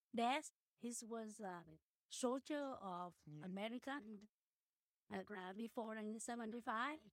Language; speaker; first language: English; early bilingual, other home language; Vietnamese